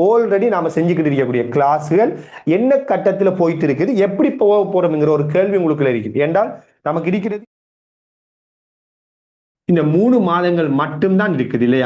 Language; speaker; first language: Tamil; native; Tamil